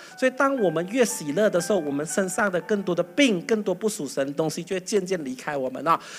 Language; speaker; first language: Chinese; native; Chinese